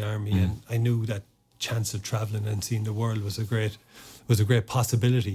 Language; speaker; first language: English; non-native, local second language; Irish